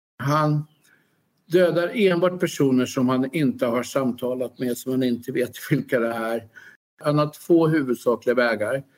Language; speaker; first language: Swedish; native; Swedish